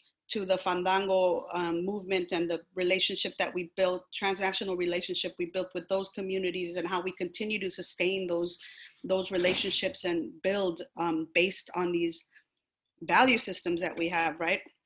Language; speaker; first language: English; early bilingual, other home language; Spanish